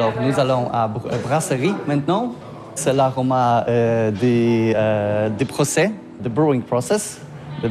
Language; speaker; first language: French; non-native, learner; Polish